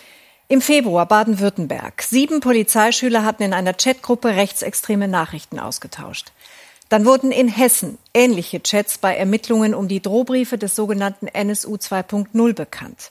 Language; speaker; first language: German; native; German